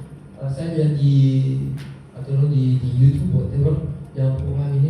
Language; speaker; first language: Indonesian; non-native, learner; French